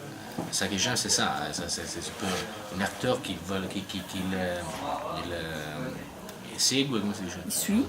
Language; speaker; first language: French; non-native, learner; Italian